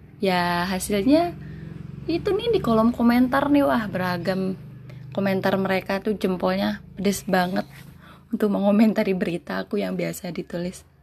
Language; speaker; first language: Indonesian; non-native, local second language; Sundanese